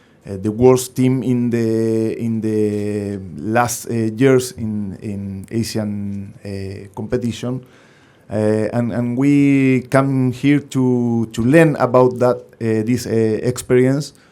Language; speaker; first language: English; non-native, learner; Spanish